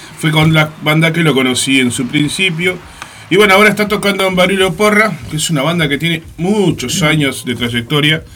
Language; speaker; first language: Spanish; native; Spanish